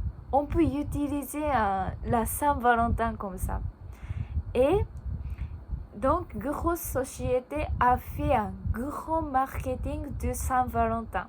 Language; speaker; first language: French; non-native, learner; Japanese